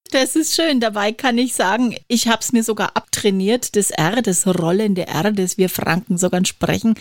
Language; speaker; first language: German; native; German